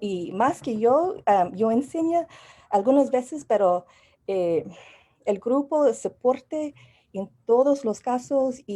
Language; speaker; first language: Spanish; non-native, learner; English